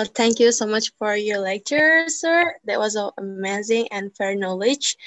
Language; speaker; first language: English; non-native, learner; Indonesian